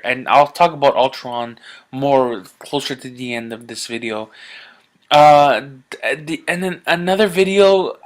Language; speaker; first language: English; native; English